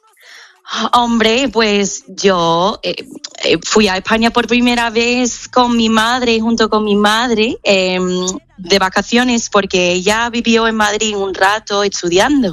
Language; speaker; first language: Spanish; non-native, fluent; English